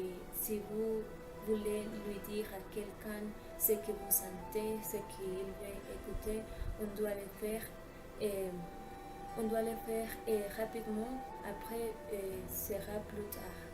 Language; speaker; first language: French; non-native, learner; Spanish